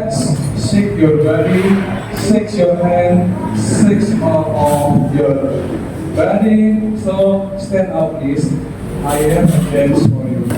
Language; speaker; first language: English; non-native, fluent; Indonesian